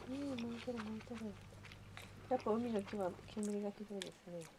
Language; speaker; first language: Japanese; native; Japanese